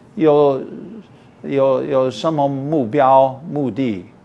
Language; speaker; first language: Chinese; non-native, fluent; English